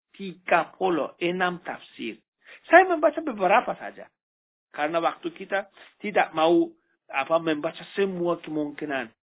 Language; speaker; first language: Indonesian; non-native, fluent; Persian